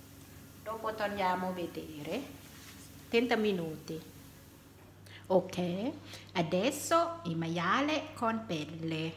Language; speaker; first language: Italian; non-native, learner; Thai